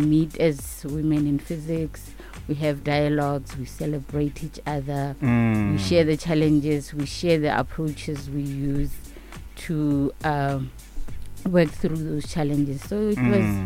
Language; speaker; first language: English; non-native, local second language; Northern Sotho